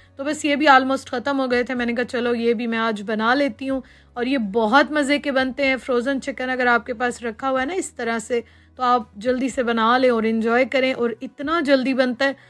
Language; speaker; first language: Urdu; native; Urdu